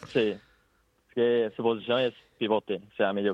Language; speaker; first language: Spanish; non-native, fluent; Japanese